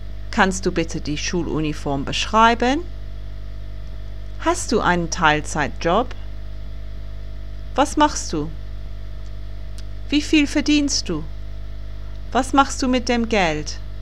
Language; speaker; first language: German; non-native, fluent; English